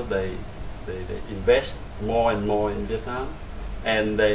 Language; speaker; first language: English; non-native, learner; Vietnamese